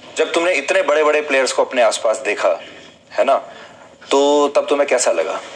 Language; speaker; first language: Hindi; native; Hindi